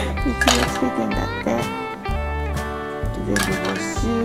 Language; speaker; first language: Japanese; native; Japanese